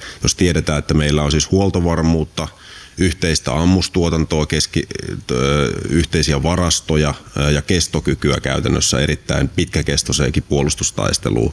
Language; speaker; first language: Finnish; native; Finnish